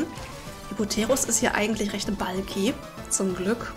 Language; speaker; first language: German; native; German